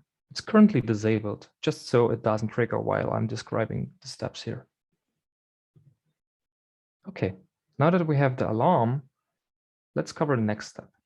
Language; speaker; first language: English; non-native, fluent; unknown